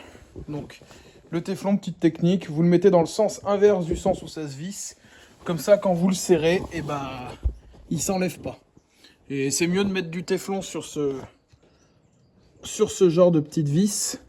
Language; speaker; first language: French; native; French